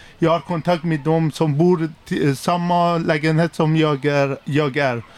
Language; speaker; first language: Swedish; non-native, learner; Persian